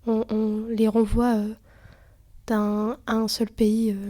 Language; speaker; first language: French; early bilingual, other home language; Lithuanian